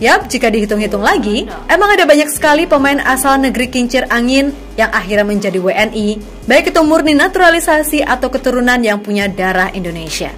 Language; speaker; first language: Indonesian; native; Indonesian